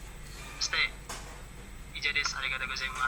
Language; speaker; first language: Japanese; non-native, learner; Indonesian